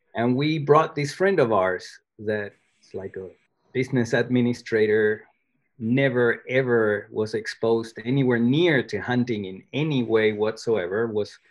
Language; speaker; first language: English; non-native, fluent; Spanish